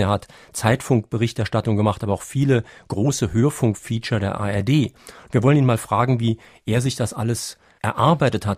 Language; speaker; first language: German; native; German